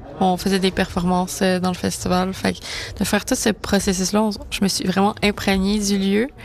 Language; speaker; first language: French; native; French